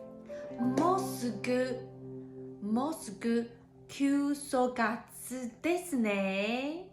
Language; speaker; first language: Japanese; non-native, learner; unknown